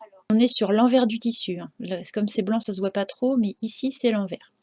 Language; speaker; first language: French; native; French